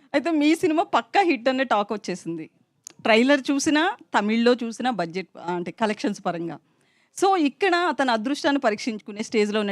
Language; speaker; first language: Telugu; native; Telugu